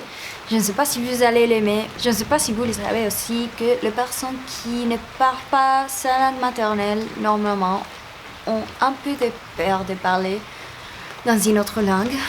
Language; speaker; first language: French; non-native, fluent; Spanish